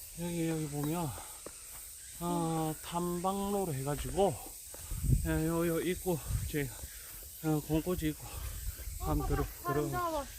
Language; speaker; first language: Korean; native; Korean